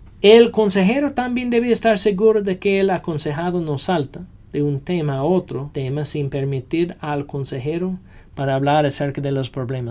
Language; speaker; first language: Spanish; non-native, fluent; English